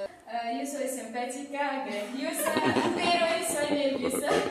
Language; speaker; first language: Spanish; non-native, learner; Arabic